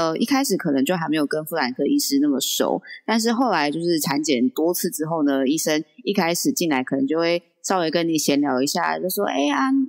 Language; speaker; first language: Chinese; early bilingual, heritage; Chinese